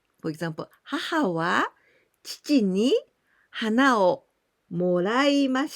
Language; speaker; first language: Japanese; non-native, fluent; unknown